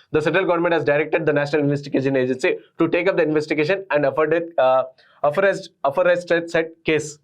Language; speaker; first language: English; non-native, local second language; Telugu